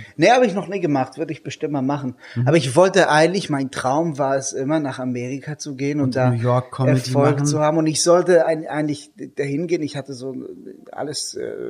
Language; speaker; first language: German; non-native, fluent; Hebrew